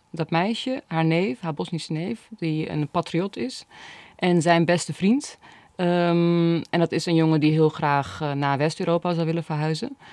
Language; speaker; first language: Dutch; early bilingual, other home language; Bosnian